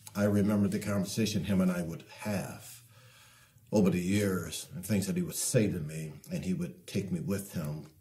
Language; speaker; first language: English; native; English